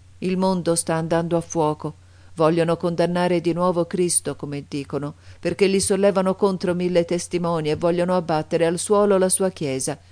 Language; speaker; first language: Italian; native; Italian